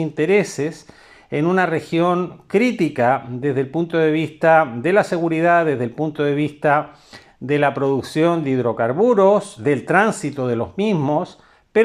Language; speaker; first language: Spanish; native; Spanish